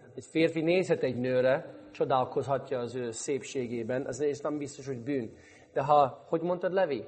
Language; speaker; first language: Hungarian; non-native, fluent; English